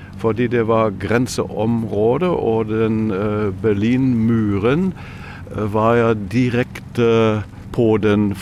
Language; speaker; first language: Norwegian; non-native, fluent; German